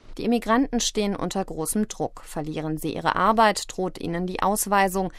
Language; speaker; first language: German; native; German